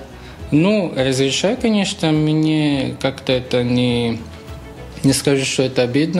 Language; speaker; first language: Russian; non-native, fluent; Portuguese